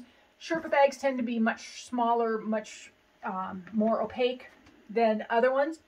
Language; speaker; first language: English; native; English